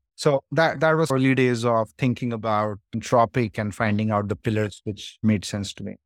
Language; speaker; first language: English; non-native, local second language; Hindi